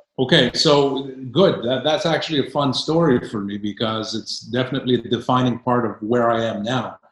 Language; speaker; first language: English; native; English